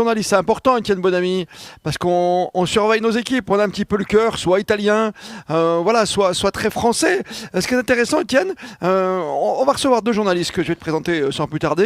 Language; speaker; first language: French; native; French